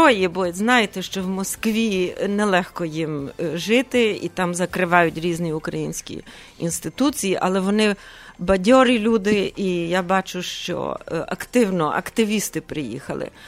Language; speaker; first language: Ukrainian; early bilingual, heritage; Ukrainian